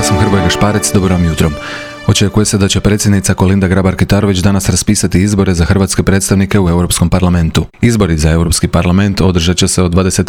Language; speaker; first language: Croatian; native; Croatian